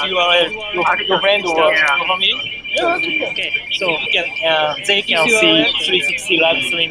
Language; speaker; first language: English; non-native, learner; Japanese